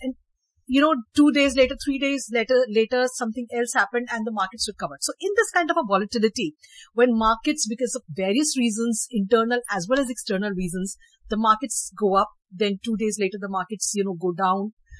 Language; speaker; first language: English; non-native, local second language; Hindi